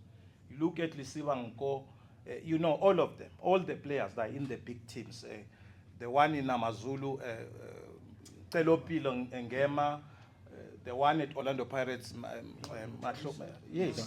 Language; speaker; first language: English; non-native, local second language; Zulu